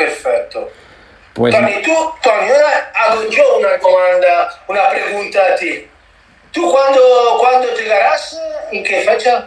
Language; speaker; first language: Spanish; non-native, learner; Italian